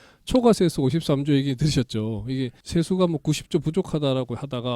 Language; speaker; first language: Korean; native; Korean